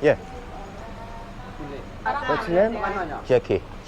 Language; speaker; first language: English; non-native, learner; Korean